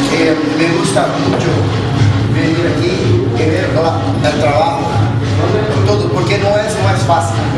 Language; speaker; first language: Spanish; non-native, learner; Portuguese